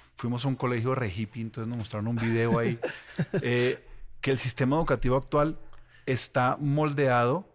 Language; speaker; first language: Spanish; native; Spanish